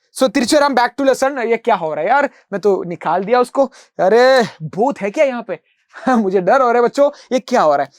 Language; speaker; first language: Hindi; non-native, local second language; Malayalam